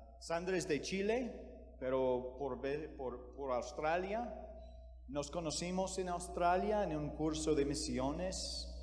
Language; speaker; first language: Spanish; non-native, fluent; English